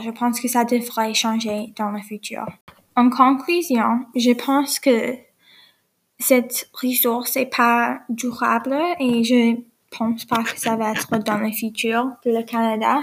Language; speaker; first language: French; non-native, learner; English